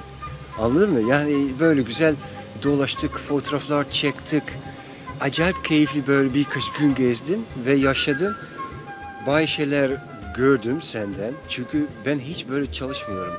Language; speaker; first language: Turkish; non-native, fluent; Dutch